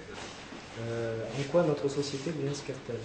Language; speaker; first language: French; native; French